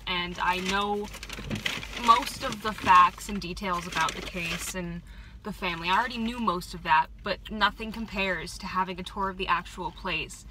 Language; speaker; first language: English; native; English